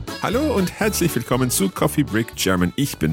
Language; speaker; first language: German; non-native, learner; English